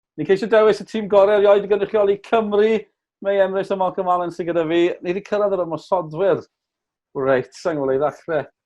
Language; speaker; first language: Welsh; native; Welsh